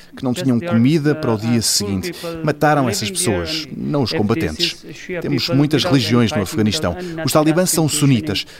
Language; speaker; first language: Portuguese; non-native, fluent; Persian